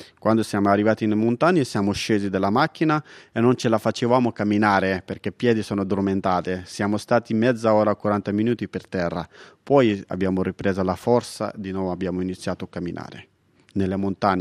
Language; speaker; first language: Italian; non-native, fluent; Pashto